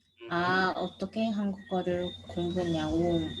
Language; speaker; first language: Korean; non-native, learner; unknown